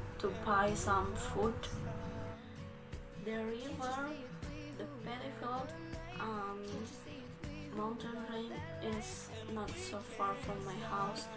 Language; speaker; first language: English; non-native, learner; Balinese